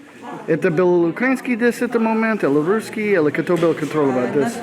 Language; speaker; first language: Russian; non-native, learner; English